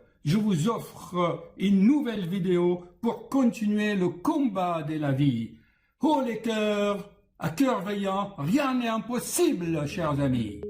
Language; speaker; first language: French; non-native, fluent; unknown